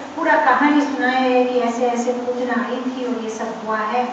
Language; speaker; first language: Hindi; non-native, local second language; Telugu